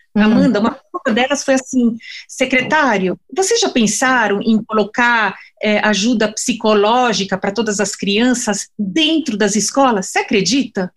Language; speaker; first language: Portuguese; non-native, fluent; French